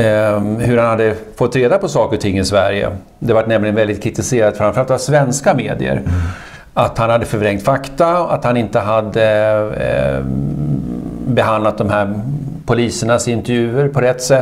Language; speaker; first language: Swedish; native; Swedish